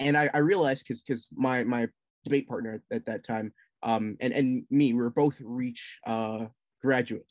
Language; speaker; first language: English; native; English